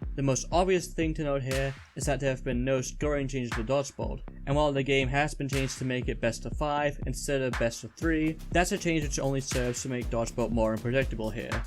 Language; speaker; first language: English; native; English